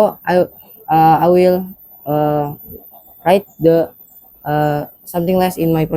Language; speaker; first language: English; non-native, learner; Indonesian